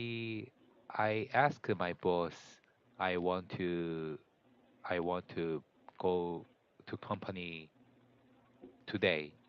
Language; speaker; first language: English; non-native, learner; Korean